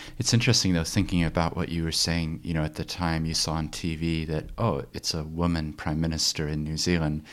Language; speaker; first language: English; native; English